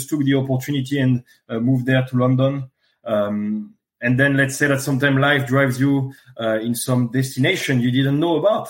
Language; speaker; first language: English; non-native, fluent; French